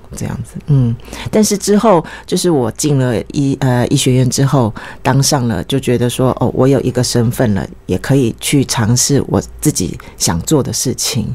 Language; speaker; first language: Chinese; early bilingual, other home language; Japanese